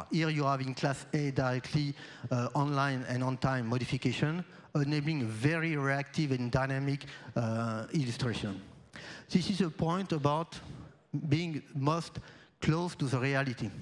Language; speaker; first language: English; non-native, fluent; French